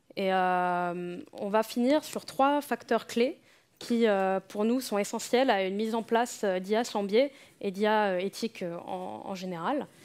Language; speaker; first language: French; native; French